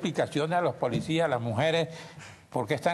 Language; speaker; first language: Spanish; native; Spanish